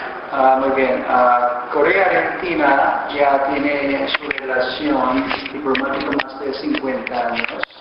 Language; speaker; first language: Spanish; non-native, fluent; Korean